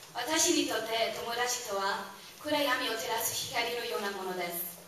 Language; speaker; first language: Japanese; non-native, fluent; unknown